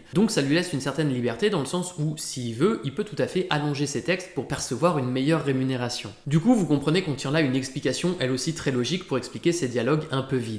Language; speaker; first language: French; native; French